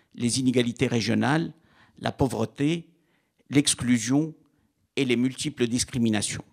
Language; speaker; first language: French; non-native, local second language; Arabic